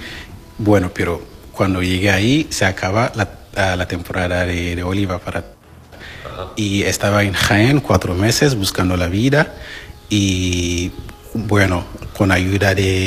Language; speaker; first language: Spanish; non-native, learner; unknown